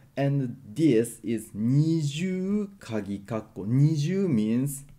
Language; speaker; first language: English; non-native, learner; Japanese